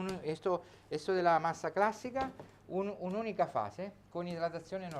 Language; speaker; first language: Spanish; non-native, learner; Italian